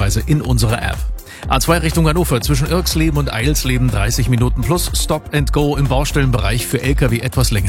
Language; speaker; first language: German; native; German